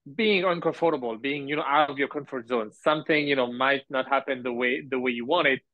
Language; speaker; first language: English; early bilingual, heritage; Arabic